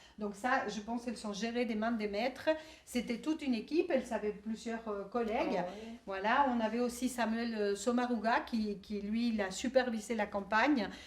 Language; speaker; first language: French; native; French